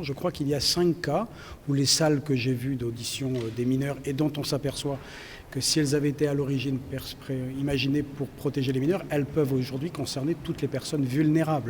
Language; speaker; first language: French; native; French